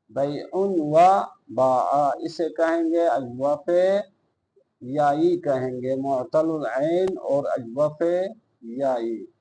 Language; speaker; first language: Urdu; non-native, local second language; Balti